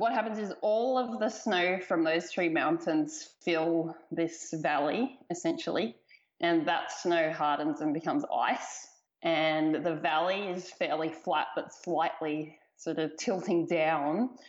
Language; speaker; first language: English; native; English